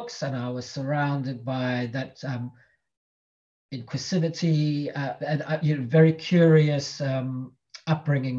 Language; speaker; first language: English; native; English